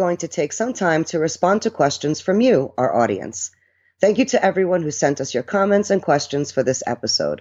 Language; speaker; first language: English; early bilingual, other home language; Italian